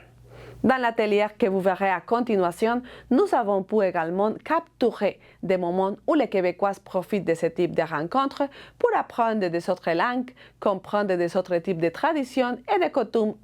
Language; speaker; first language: French; non-native, fluent; Spanish